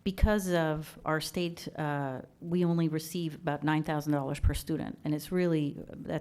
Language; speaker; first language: English; early bilingual, other home language; Persian